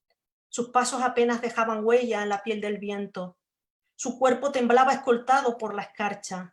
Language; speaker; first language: Spanish; native; Spanish